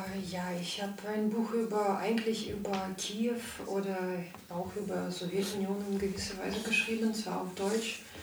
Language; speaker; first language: German; non-native, fluent; Russian